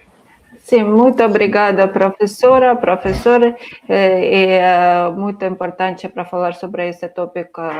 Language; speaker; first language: Portuguese; non-native, learner; Ukrainian